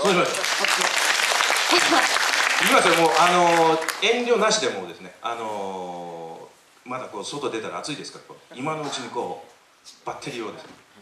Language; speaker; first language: Japanese; native; Japanese